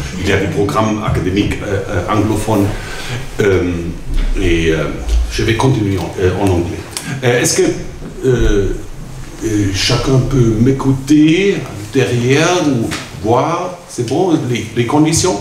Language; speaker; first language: French; non-native, fluent; German